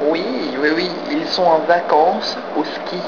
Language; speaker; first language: French; non-native, fluent; English